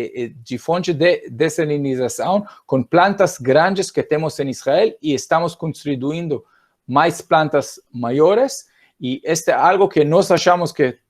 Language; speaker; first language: Portuguese; non-native, fluent; Hebrew